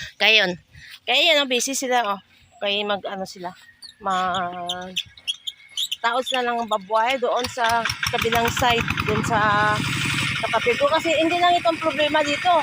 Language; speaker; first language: Filipino; non-native, local second language; Hiligaynon